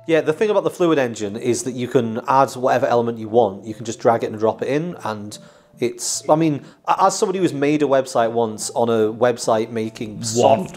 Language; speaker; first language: English; native; English